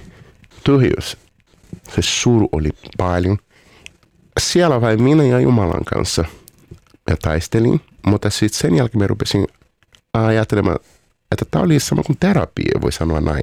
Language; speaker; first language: Finnish; non-native, fluent; Portuguese